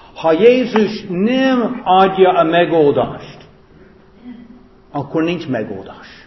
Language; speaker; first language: Hungarian; non-native, fluent; English